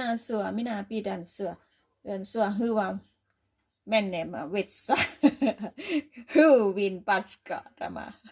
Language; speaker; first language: Finnish; non-native, learner; Thai